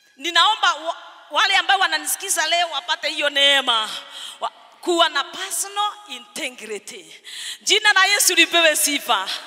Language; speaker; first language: Swahili; non-native, local second language; Kikuyu